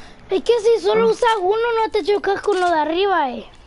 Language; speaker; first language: Spanish; early bilingual, heritage; Spanish